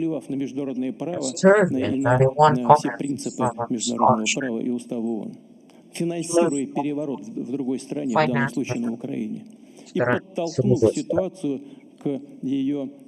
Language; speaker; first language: Russian; native; Russian